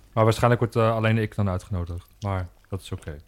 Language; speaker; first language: Dutch; native; Dutch